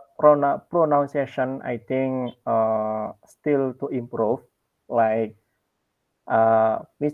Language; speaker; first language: English; non-native, learner; Indonesian